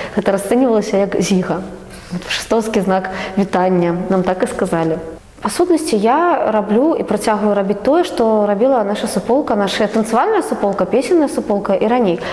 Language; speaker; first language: Belarusian; native; Belarusian